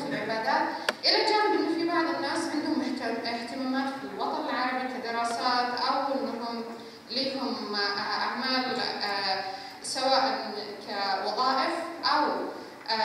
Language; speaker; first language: Arabic; native; Arabic